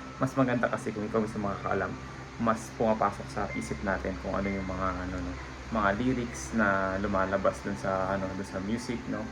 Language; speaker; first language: Filipino; native; Filipino